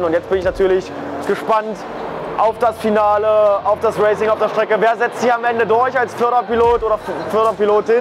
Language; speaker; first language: German; native; German